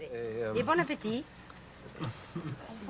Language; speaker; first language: French; native; French